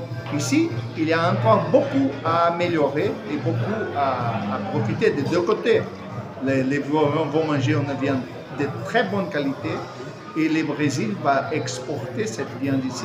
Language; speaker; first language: French; non-native, fluent; Portuguese